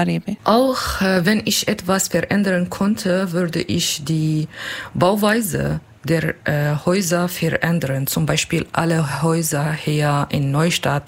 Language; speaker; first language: German; non-native, learner; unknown